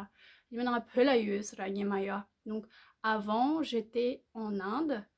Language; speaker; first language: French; non-native, learner; Tibetan